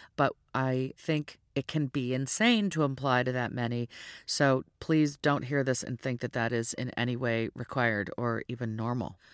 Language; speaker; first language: English; native; English